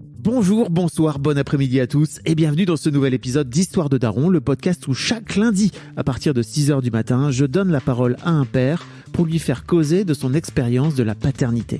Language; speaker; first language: French; native; French